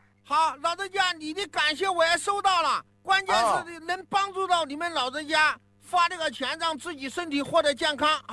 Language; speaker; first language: Chinese; native; Chinese